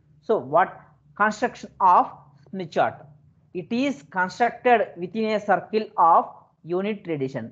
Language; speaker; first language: English; non-native, local second language; Telugu